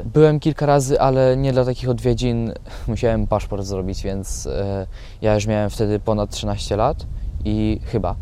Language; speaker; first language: Polish; non-native, fluent; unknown